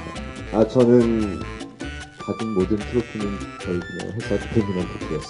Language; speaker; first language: Korean; native; Korean